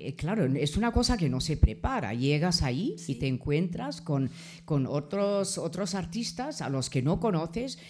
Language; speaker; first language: Spanish; non-native, fluent; English